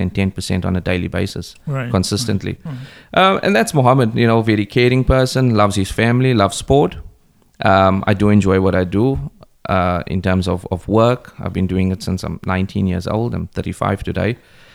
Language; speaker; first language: English; native; English